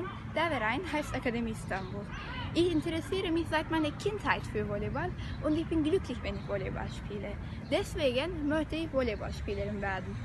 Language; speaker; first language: German; non-native, learner; Turkish